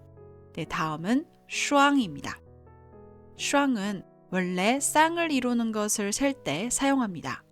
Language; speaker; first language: Korean; non-native, fluent; Chinese